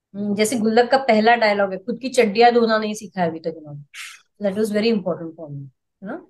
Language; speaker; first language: Hindi; non-native, local second language; Marathi